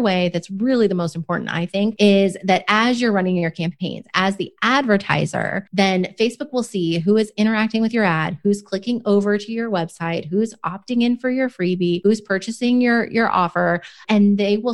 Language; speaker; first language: English; native; English